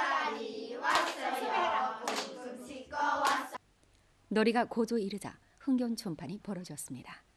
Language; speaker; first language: Korean; native; Korean